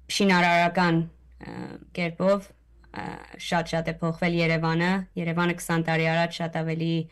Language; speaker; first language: Armenian; early bilingual, heritage; Armenian